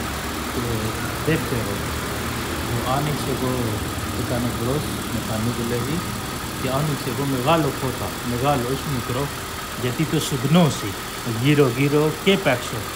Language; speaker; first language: Greek; non-native, learner; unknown